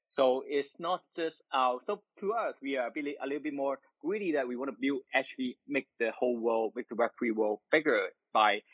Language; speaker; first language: English; non-native, local second language; Cantonese